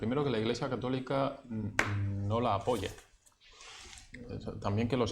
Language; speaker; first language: Spanish; native; Spanish